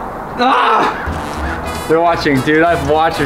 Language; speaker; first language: English; native; English